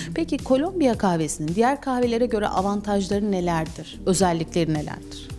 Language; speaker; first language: Turkish; native; Turkish